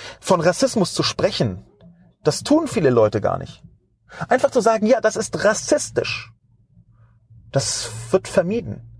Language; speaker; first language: German; native; German